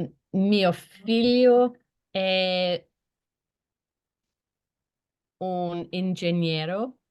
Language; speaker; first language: Italian; non-native, learner; English